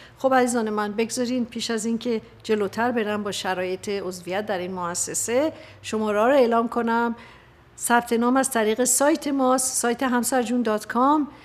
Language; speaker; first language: Persian; native; Persian